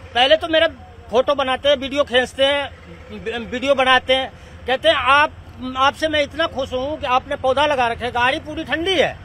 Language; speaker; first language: Hindi; native; Hindi